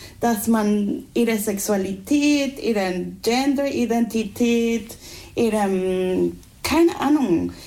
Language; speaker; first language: German; non-native, learner; Spanish